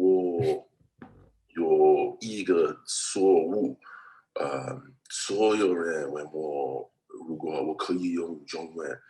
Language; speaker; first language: Chinese; non-native, learner; English